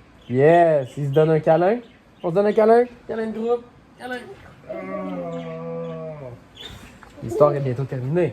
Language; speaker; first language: French; native; French